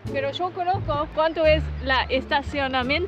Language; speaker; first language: Spanish; non-native, learner; English